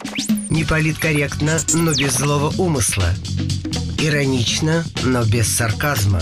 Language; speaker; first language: Russian; native; Russian